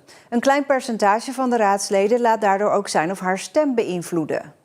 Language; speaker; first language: Dutch; native; Dutch